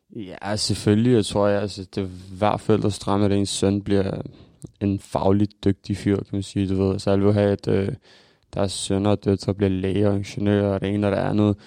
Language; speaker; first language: Danish; early bilingual, other home language; Albanian